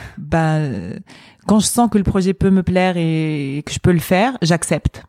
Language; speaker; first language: French; non-native, local second language; Arabic